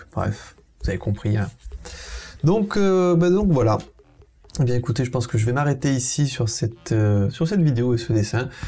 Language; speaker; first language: French; native; French